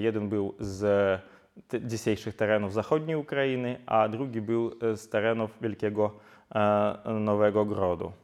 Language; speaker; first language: Polish; non-native, fluent; Ukrainian